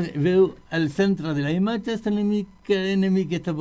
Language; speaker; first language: Catalan; non-native, learner; French